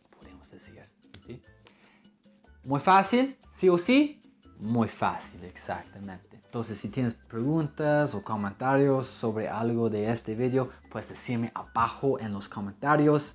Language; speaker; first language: Spanish; non-native, fluent; English